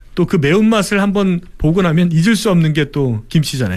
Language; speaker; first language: Korean; native; Korean